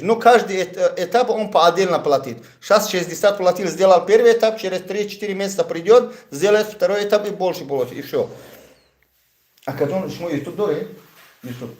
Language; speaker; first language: Russian; non-native, fluent; Tajik